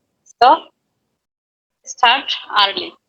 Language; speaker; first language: English; non-native, learner; Bangla